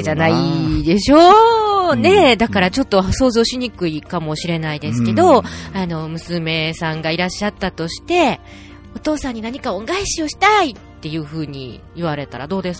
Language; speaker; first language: Japanese; native; Japanese